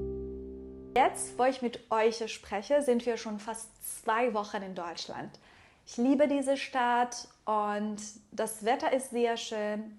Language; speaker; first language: German; non-native, fluent; Persian